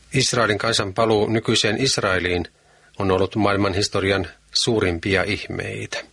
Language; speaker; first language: Finnish; native; Finnish